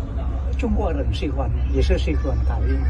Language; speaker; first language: Chinese; non-native, learner; Indonesian